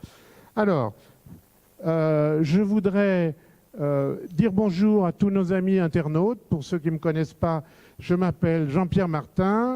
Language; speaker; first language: French; native; French